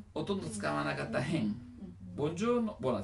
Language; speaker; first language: Japanese; non-native, learner; Italian